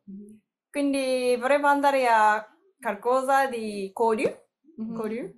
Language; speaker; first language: Italian; non-native, learner; Japanese